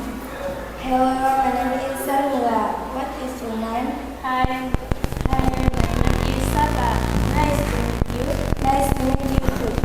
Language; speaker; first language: English; non-native, learner; Indonesian